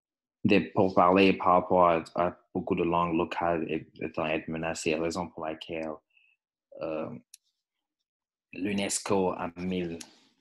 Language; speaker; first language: French; non-native, fluent; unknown